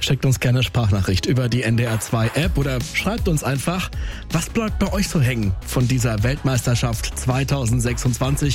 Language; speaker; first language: German; native; German